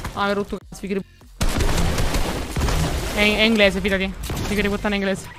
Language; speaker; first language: Italian; native; Italian